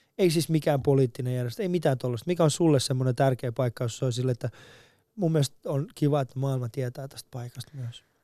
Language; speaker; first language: Finnish; early bilingual, other home language; Persian